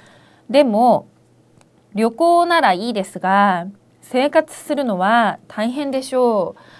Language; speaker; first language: Japanese; non-native, fluent; Korean